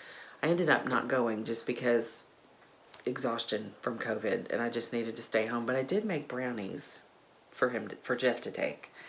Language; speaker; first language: English; native; English